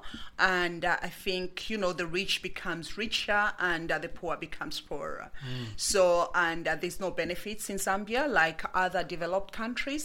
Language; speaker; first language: English; non-native, local second language; Bemba